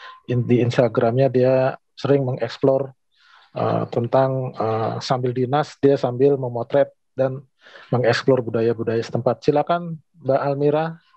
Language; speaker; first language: Indonesian; native; Indonesian